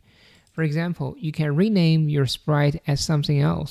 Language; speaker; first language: English; non-native, fluent; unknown